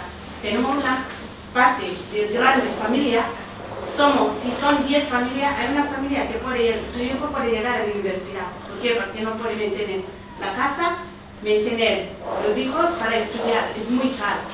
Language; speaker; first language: Spanish; non-native, learner; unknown